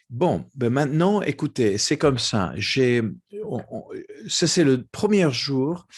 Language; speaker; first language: French; non-native, fluent; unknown